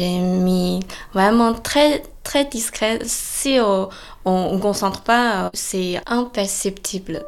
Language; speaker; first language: French; non-native, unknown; Chinese